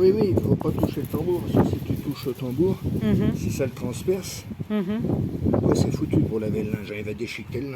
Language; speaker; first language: French; native; French